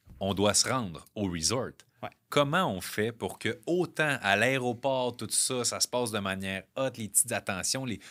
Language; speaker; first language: French; native; French